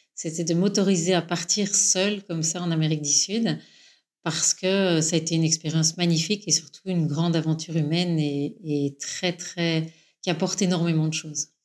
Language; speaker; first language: French; native; French